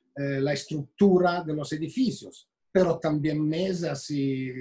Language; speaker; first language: Spanish; non-native, fluent; Italian